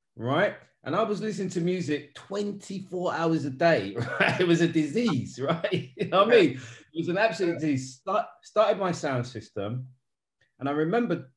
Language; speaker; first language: English; native; English